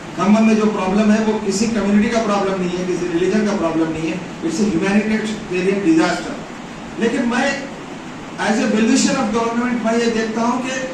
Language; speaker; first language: Hindi; non-native, local second language; Urdu